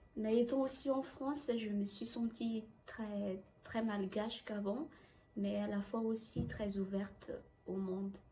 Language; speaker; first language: French; non-native, local second language; Malagasy